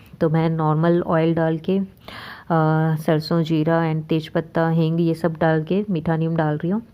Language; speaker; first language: Hindi; native; Hindi